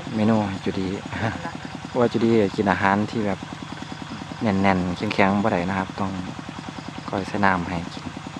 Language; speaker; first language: Thai; native; Thai